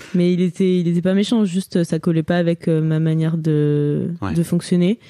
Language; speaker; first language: French; native; French